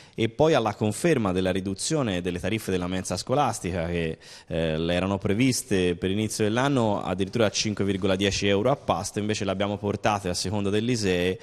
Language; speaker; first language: Italian; native; Italian